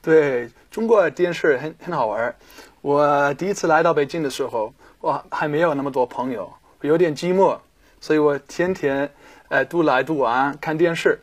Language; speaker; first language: Chinese; non-native, fluent; German